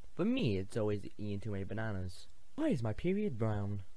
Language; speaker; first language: English; native; English